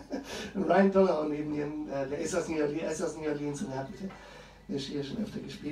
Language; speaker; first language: German; native; German